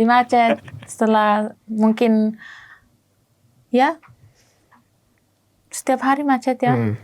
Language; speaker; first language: Indonesian; non-native, learner; German